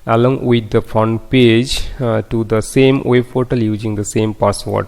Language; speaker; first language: English; non-native, local second language; Bangla